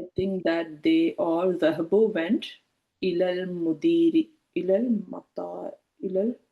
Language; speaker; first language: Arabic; non-native, learner; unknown